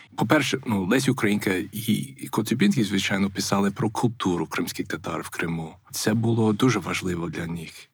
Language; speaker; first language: Ukrainian; non-native, fluent; English